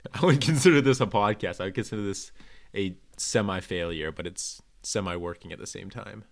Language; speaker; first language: English; native; English